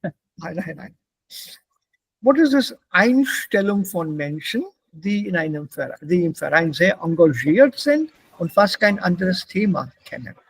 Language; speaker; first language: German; non-native, fluent; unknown